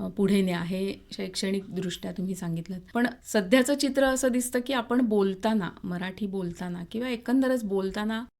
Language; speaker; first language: Marathi; native; Marathi